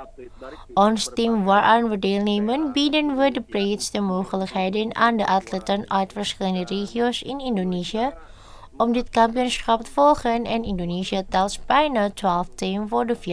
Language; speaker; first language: Dutch; non-native, fluent; Indonesian